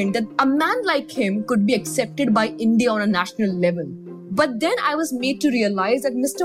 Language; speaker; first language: English; non-native, local second language; Urdu